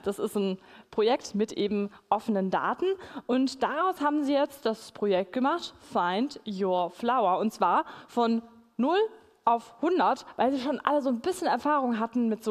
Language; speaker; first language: German; native; German